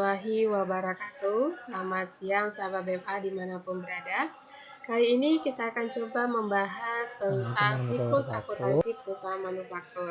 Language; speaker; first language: Indonesian; native; Indonesian